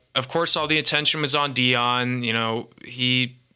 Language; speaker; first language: English; native; English